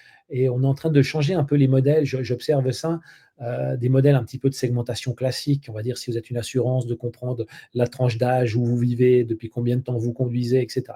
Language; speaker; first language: French; native; French